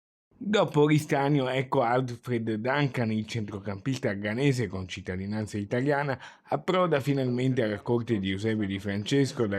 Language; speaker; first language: Italian; native; Italian